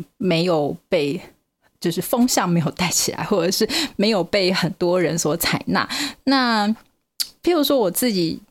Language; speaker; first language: Chinese; native; Chinese